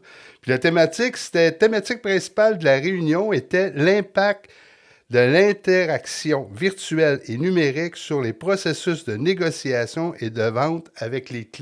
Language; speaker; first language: French; native; French